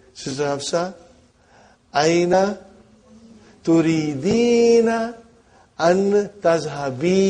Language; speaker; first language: Arabic; non-native, fluent; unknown